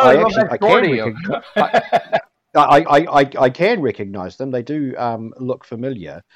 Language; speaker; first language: English; native; English